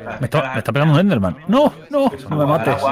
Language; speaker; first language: Spanish; native; Spanish